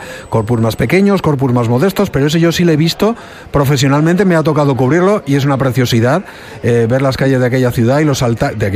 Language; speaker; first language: Spanish; native; Spanish